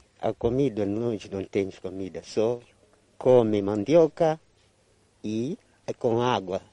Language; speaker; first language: Portuguese; non-native, local second language; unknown